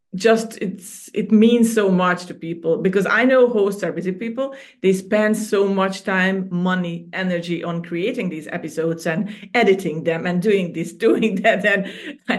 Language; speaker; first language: English; non-native, fluent; Hungarian